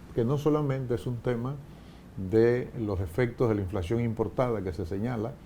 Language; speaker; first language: Spanish; native; Spanish